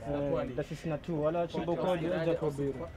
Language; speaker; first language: German; non-native, learner; Swahili